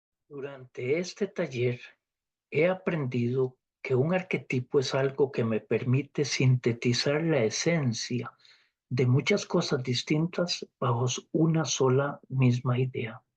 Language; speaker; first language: Spanish; native; Spanish